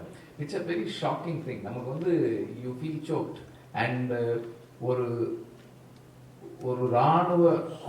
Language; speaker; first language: Tamil; native; Tamil